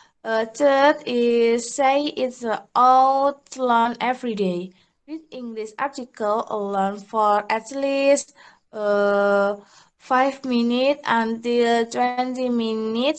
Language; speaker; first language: English; non-native, learner; Indonesian